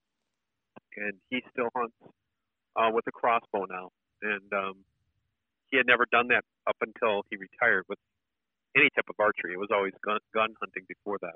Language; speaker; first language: English; native; English